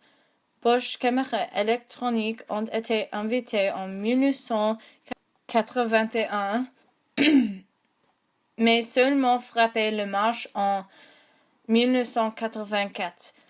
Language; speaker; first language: French; non-native, learner; English